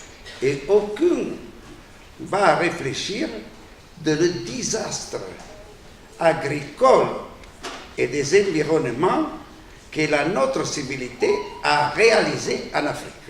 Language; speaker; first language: French; non-native, fluent; Italian